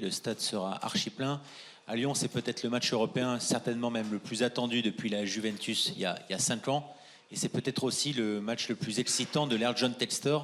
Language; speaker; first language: French; native; French